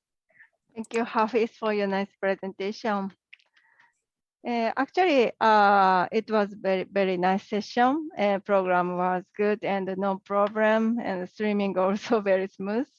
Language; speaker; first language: English; non-native, learner; Japanese